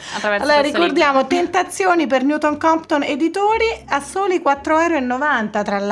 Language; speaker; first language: Italian; native; Italian